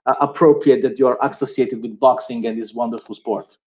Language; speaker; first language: English; non-native, fluent; Italian